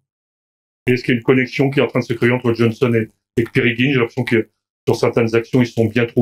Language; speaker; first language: French; native; French